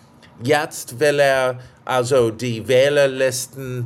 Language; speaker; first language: German; non-native, fluent; English